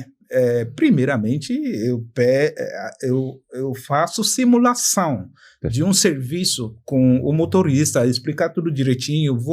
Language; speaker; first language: Portuguese; non-native, fluent; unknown